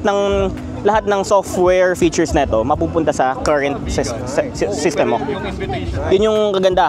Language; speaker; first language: Filipino; native; Filipino